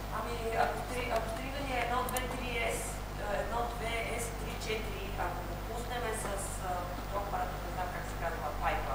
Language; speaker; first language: Bulgarian; native; Bulgarian